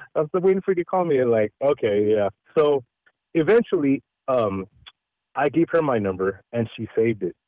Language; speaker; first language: English; early bilingual, other home language; Filipino